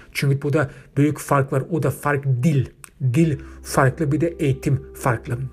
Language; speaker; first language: Turkish; early bilingual, heritage; Turkish